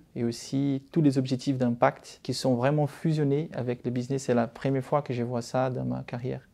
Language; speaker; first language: French; non-native, fluent; Portuguese